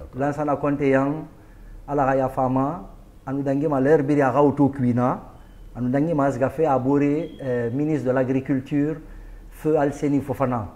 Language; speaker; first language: French; non-native, local second language; Arabic